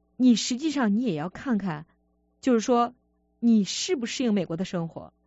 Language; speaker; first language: Chinese; native; Chinese